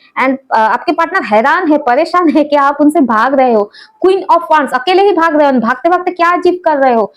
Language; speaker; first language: Hindi; non-native, local second language; Bangla